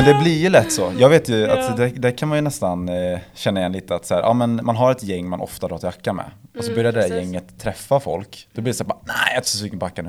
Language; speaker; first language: Swedish; native; Swedish